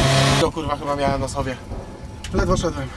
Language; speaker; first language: Polish; native; Polish